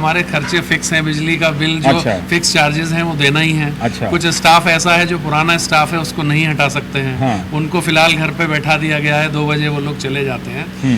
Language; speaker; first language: Hindi; native; Hindi